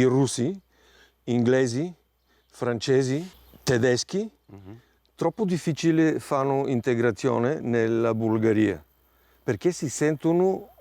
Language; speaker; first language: Italian; non-native, learner; Bulgarian